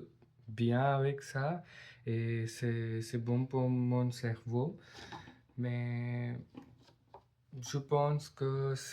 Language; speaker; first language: French; non-native, learner; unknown